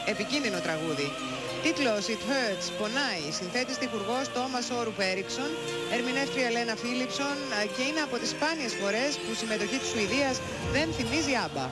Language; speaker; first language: Greek; native; Greek